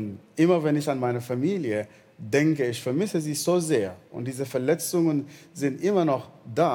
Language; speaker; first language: German; non-native, fluent; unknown